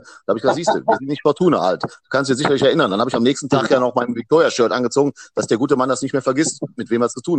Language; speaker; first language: German; native; German